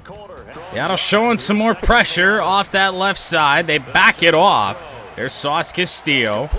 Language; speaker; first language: English; native; English